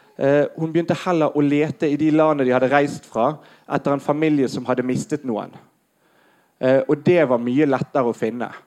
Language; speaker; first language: Norwegian; native; Norwegian